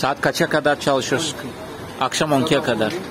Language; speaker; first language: Turkish; non-native, learner; Russian